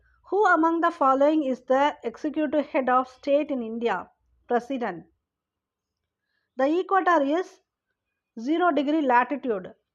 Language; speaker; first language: English; non-native, local second language; Tamil